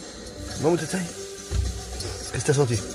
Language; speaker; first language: French; native; French